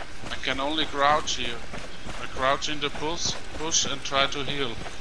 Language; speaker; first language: English; non-native, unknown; German